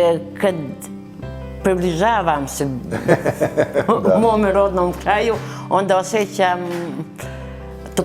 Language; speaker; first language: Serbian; early bilingual, other home language; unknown